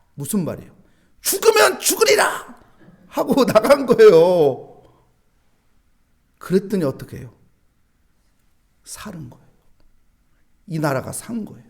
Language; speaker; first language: Korean; native; Korean